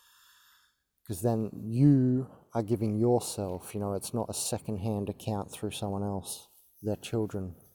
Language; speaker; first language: English; native; English